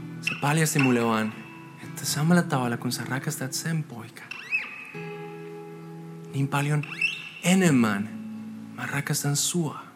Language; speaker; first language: Finnish; non-native, fluent; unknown